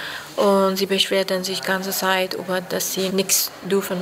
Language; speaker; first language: German; non-native, learner; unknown